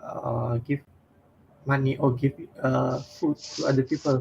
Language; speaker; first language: English; non-native, fluent; Malay